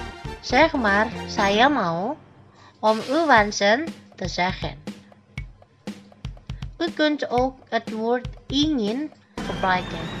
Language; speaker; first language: Dutch; non-native, fluent; Indonesian